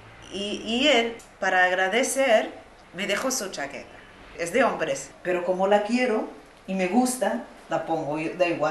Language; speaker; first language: Spanish; non-native, fluent; Arabic